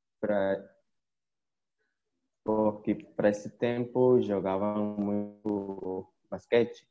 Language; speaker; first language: Portuguese; non-native, learner; Spanish